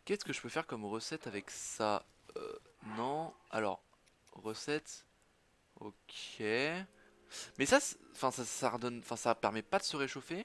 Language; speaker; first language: French; native; French